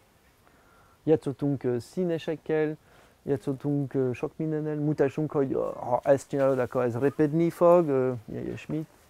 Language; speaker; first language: Hungarian; non-native, learner; French